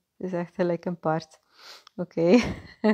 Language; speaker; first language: Dutch; non-native, fluent; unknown